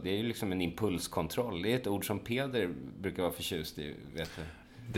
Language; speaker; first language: Swedish; native; Swedish